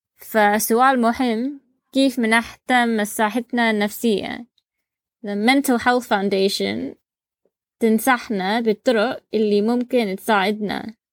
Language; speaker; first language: Arabic; non-native, learner; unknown